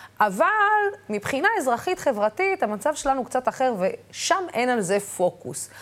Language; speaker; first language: Hebrew; non-native, local second language; Arabic